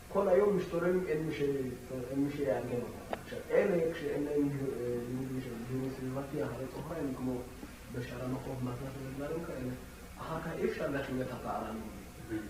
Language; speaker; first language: Hebrew; non-native, fluent; Amharic